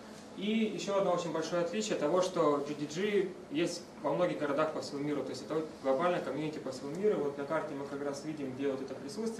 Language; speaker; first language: Russian; native; Russian